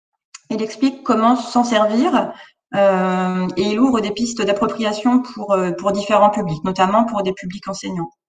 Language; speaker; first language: French; native; French